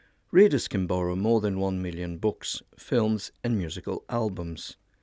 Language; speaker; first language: English; non-native, fluent; Romanian